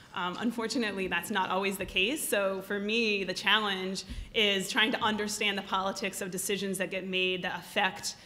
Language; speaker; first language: English; native; English